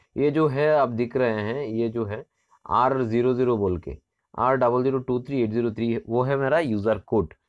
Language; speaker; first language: Hindi; non-native, local second language; Bangla